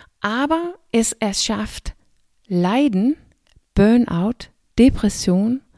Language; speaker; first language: German; non-native, fluent; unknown